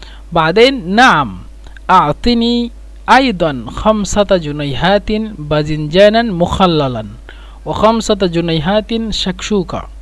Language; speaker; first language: Arabic; non-native, fluent; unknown